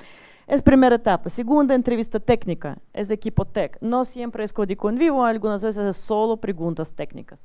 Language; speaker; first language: Spanish; non-native, learner; Russian